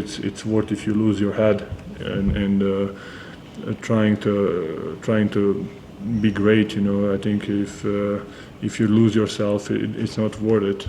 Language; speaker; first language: English; non-native, fluent; Serbian